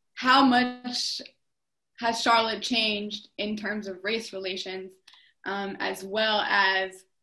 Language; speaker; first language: English; native; English